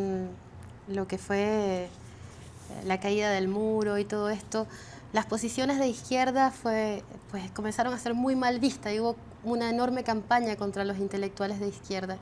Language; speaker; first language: Spanish; native; Spanish